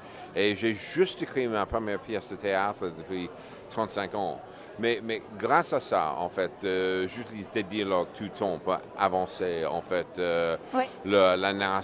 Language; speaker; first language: French; non-native, fluent; English